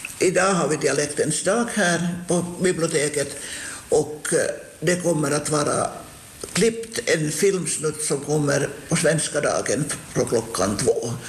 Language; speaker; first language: Swedish; native; Swedish